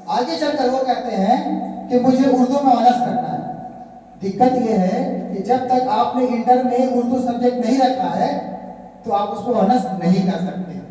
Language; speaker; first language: Urdu; native; Urdu